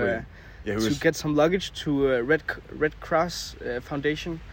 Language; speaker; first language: English; non-native, fluent; Danish